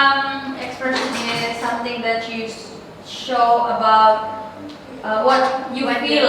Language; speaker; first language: English; non-native, learner; Indonesian